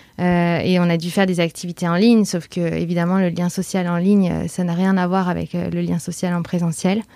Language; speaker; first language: French; native; French